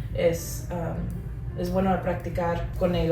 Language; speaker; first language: Spanish; early bilingual, heritage; English